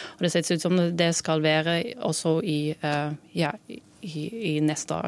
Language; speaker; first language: Norwegian; non-native, learner; Dutch